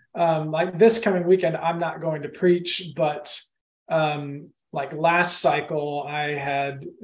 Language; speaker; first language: English; native; English